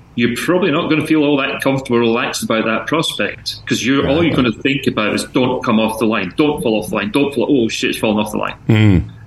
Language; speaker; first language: English; native; English